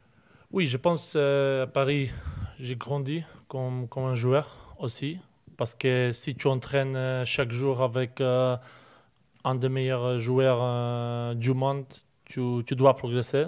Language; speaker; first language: French; non-native, learner; Polish